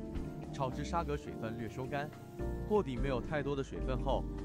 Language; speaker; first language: Chinese; native; Chinese